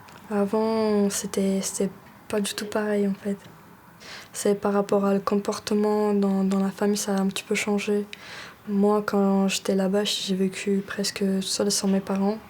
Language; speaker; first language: French; early bilingual, other home language; Georgian